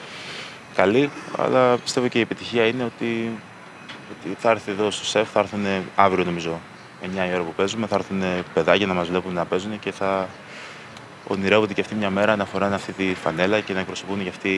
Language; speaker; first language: Greek; early bilingual, other home language; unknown